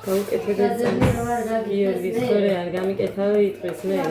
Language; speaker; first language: Georgian; native; Georgian